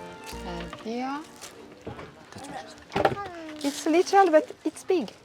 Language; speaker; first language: English; non-native, learner; French